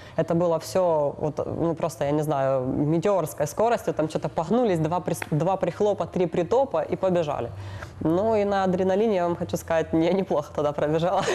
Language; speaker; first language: Russian; native; Russian